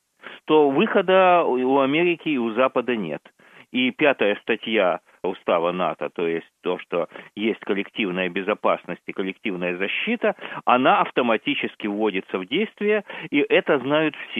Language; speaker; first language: Russian; native; Russian